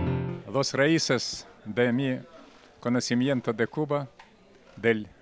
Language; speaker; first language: Spanish; non-native, fluent; Russian